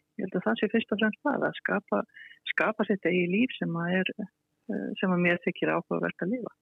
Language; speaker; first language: Icelandic; native; Icelandic